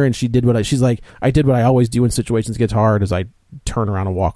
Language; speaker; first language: English; native; English